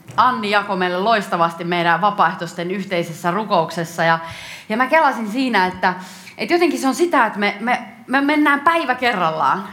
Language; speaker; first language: Finnish; native; Finnish